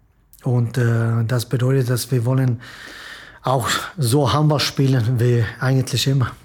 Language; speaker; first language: German; non-native, fluent; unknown